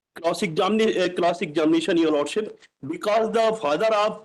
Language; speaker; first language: English; non-native, local second language; Hindi